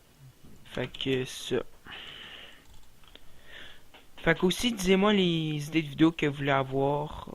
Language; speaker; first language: French; native; French